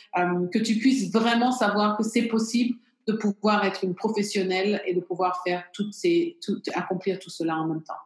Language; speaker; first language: French; non-native, local second language; Bambara